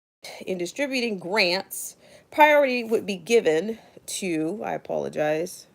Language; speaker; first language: English; native; English